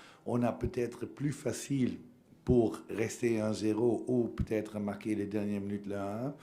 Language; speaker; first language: French; non-native, learner; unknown